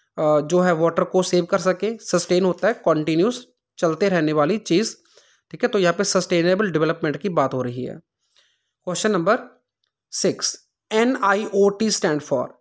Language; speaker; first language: Hindi; non-native, local second language; Punjabi